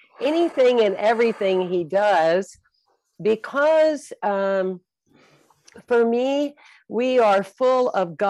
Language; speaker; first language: English; native; English